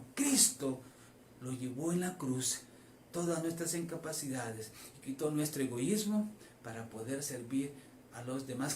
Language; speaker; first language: Spanish; native; Spanish